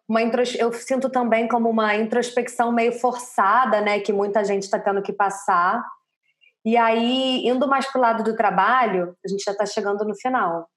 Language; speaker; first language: Portuguese; native; Portuguese